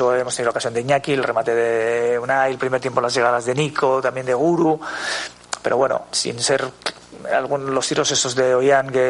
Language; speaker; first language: Spanish; native; Spanish